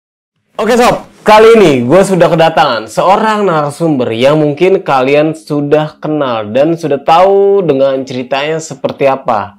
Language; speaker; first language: Indonesian; native; Indonesian